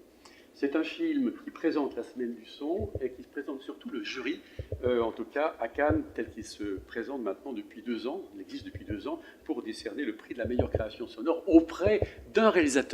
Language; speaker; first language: French; native; French